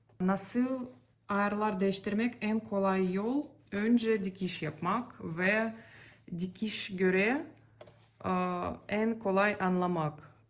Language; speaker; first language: Turkish; non-native, learner; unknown